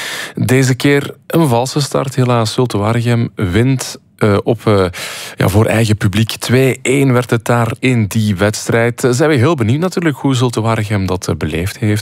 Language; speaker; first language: Dutch; native; Dutch